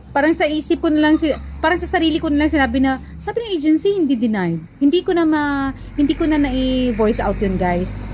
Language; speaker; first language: Filipino; non-native, local second language; Cebuano